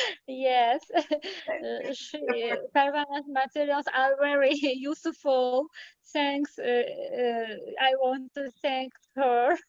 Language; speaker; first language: English; non-native, learner; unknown